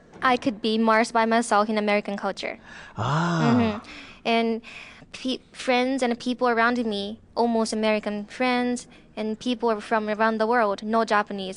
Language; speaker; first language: English; non-native, learner; Japanese